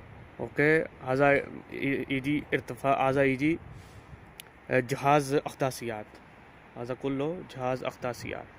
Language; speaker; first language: Arabic; non-native, learner; Urdu